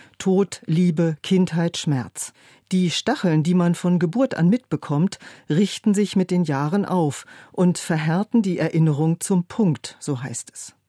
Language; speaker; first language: German; native; German